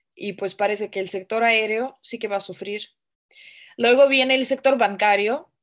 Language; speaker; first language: Spanish; non-native, fluent; Russian